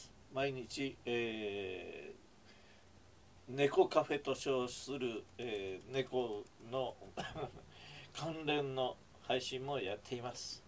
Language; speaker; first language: Japanese; native; Japanese